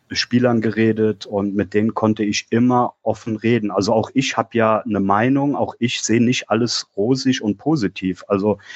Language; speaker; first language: German; native; German